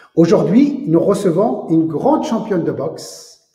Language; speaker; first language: French; non-native, local second language; Arabic